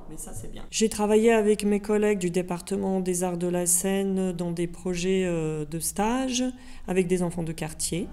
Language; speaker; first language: French; non-native, fluent; Serbian